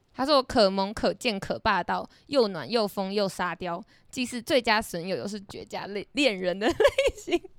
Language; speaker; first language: Chinese; native; Chinese